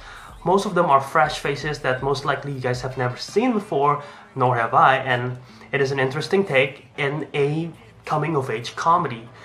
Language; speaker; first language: English; non-native, fluent; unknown